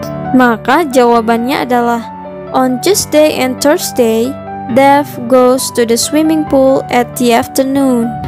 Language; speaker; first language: English; non-native, learner; Indonesian